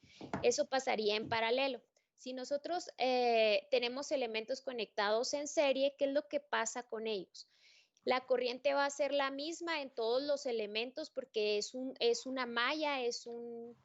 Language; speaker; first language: Spanish; native; Spanish